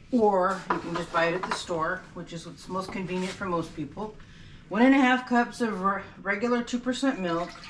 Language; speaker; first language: English; native; English